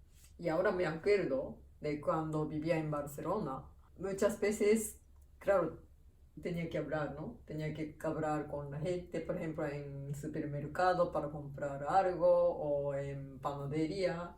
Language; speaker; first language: Spanish; non-native, fluent; Japanese